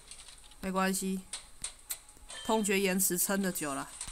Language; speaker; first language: Chinese; native; Chinese